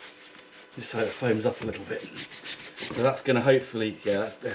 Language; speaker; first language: English; native; English